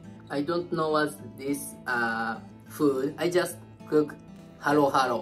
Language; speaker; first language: English; non-native, learner; Japanese